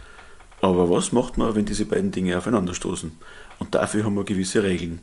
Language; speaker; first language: German; native; German